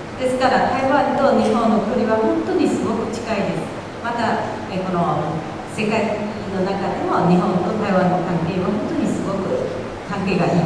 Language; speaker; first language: Japanese; non-native, fluent; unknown